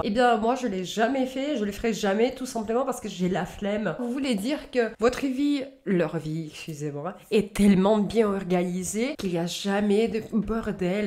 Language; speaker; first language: French; native; French